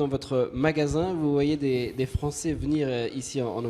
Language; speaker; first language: French; native; French